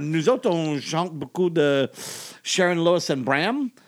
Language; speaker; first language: French; non-native, learner; English